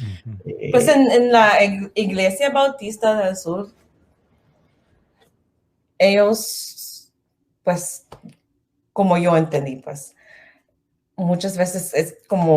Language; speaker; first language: Spanish; non-native, learner; English